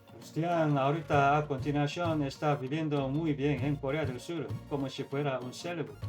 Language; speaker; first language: Spanish; non-native, learner; Korean